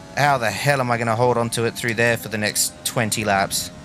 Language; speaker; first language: English; native; English